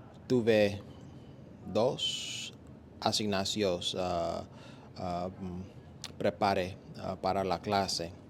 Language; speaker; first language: Spanish; non-native, learner; English